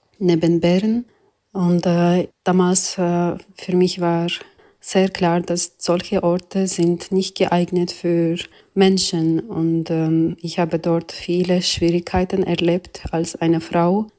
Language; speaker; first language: German; non-native, fluent; Azerbaijani